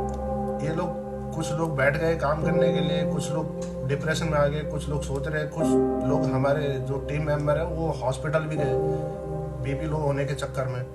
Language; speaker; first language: Hindi; native; Hindi